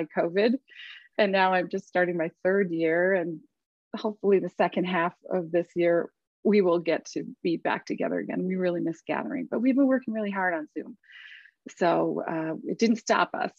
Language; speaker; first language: English; native; English